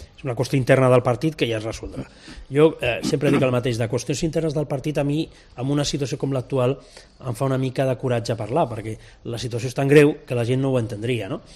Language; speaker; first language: Catalan; non-native, local second language; Spanish